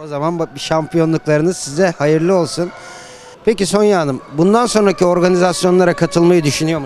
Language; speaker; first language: Turkish; native; Turkish